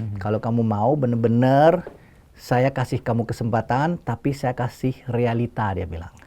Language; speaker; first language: Indonesian; early bilingual, heritage; Indonesian